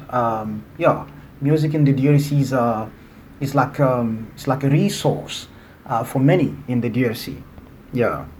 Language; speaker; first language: English; non-native, fluent; Lingala